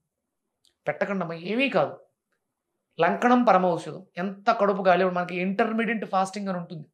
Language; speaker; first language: Telugu; native; Telugu